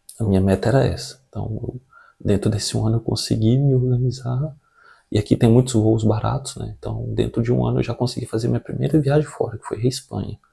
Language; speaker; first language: Portuguese; native; Portuguese